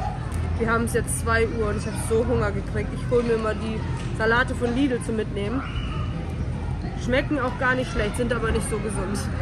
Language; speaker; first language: German; native; German